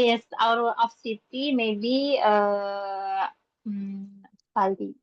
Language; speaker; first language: English; non-native, learner; Indonesian